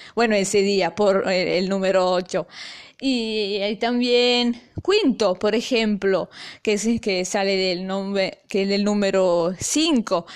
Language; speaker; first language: Spanish; non-native, fluent; Italian